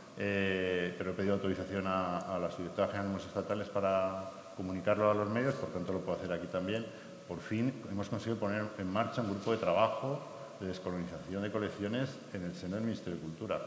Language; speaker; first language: Spanish; native; Spanish